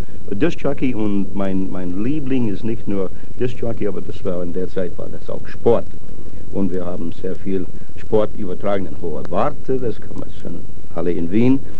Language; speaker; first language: German; non-native, fluent; English